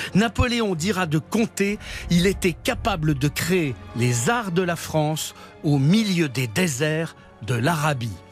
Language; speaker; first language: French; native; French